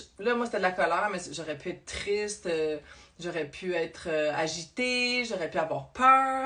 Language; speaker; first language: French; native; French